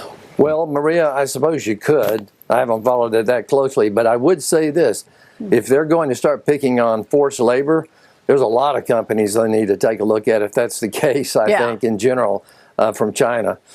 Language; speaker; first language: English; native; English